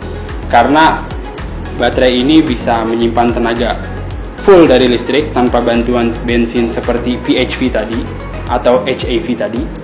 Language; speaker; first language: Indonesian; native; Indonesian